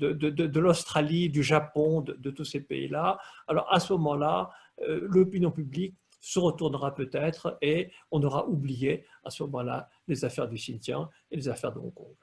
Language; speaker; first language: French; native; French